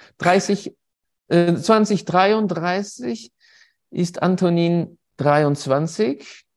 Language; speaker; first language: German; non-native, fluent; French